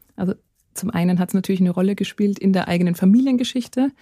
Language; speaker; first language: German; native; German